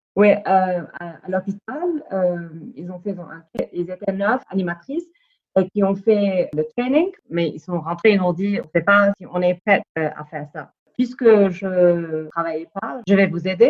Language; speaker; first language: French; non-native, fluent; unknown